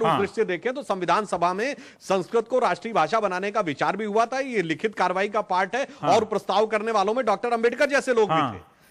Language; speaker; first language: Hindi; native; Hindi